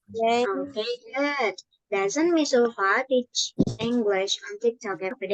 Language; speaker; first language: English; non-native, fluent; Indonesian